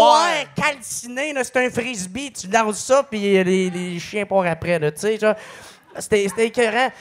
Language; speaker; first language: French; native; French